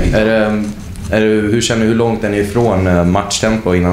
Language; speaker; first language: Swedish; native; Swedish